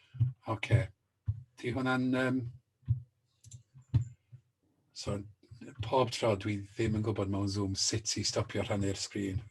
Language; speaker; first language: Welsh; native; Welsh